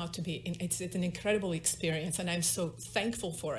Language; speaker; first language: English; non-native, fluent; Russian